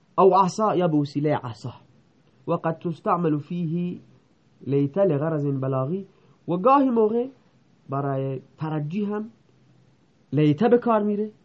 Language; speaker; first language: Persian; non-native, local second language; Baluchi